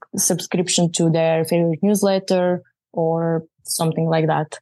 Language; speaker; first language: English; non-native, fluent; Croatian